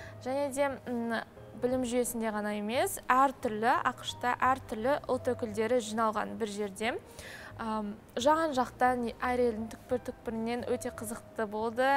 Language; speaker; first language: Kazakh; native; Kazakh